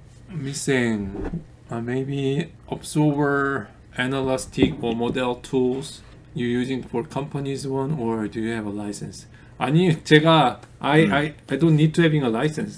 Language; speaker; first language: English; non-native, fluent; Korean